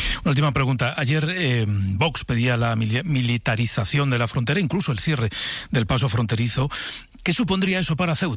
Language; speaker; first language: Spanish; native; Spanish